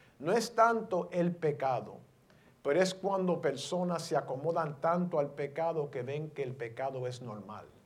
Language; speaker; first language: Spanish; early bilingual, heritage; Spanish